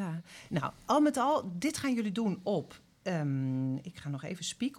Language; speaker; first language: Dutch; native; Dutch